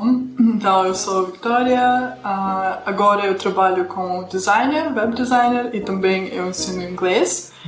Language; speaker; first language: Portuguese; non-native, fluent; Russian